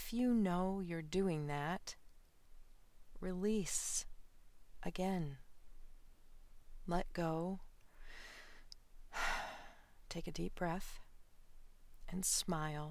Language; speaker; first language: English; native; English